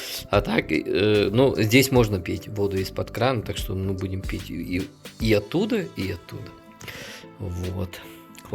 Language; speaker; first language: Russian; native; Russian